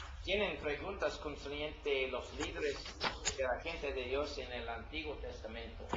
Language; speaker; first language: Spanish; non-native, learner; English